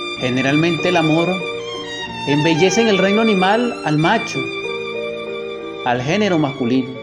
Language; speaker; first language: Spanish; native; Spanish